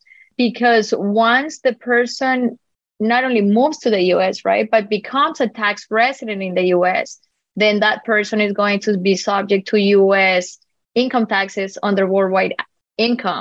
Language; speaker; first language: English; non-native, fluent; Spanish